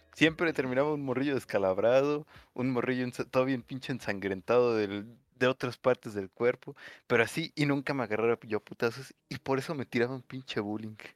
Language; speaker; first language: Spanish; native; Spanish